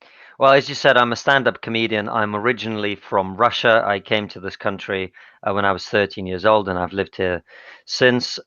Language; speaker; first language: English; non-native, fluent; Russian